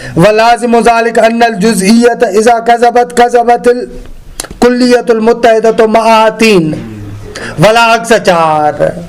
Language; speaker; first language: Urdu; native; Urdu